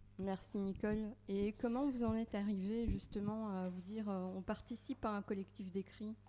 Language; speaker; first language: French; native; French